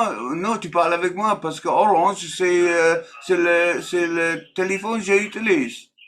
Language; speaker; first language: French; non-native, learner; English